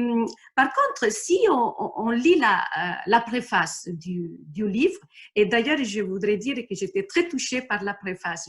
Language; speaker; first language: French; non-native, fluent; Italian